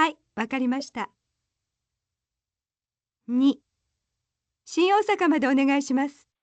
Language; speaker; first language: Japanese; non-native, learner; Hindi